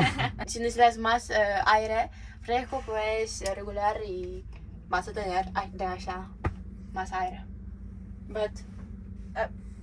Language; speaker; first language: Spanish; non-native, learner; Ukrainian